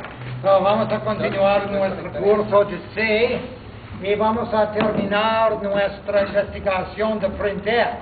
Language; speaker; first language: Spanish; non-native, fluent; English